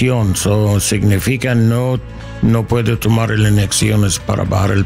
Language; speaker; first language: Spanish; non-native, learner; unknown